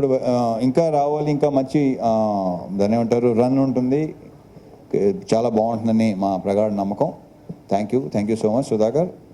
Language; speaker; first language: Telugu; native; Telugu